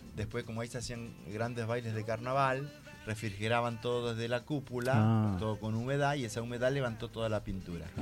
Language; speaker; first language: Spanish; native; Spanish